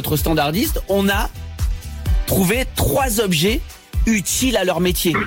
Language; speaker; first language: French; native; French